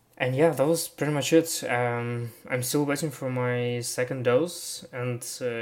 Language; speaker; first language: English; non-native, fluent; Russian